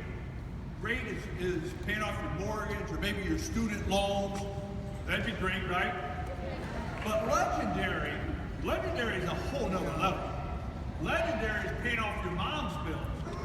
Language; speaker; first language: English; native; English